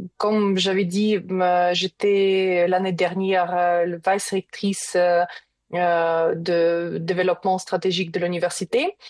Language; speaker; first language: French; non-native, learner; Ukrainian